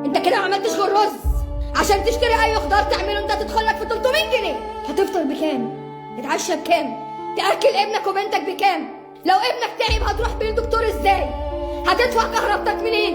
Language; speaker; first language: Arabic; native; Arabic